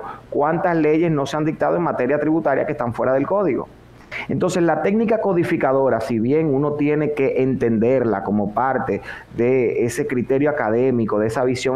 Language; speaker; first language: Spanish; native; Spanish